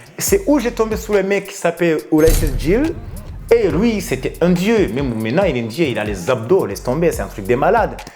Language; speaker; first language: French; non-native, local second language; Kinyarwanda